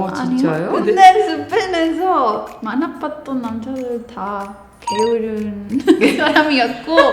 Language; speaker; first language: Korean; non-native, learner; Spanish